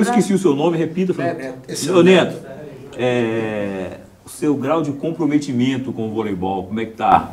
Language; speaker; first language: Portuguese; native; Portuguese